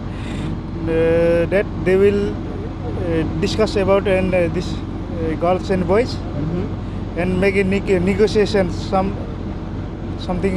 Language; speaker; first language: English; non-native, learner; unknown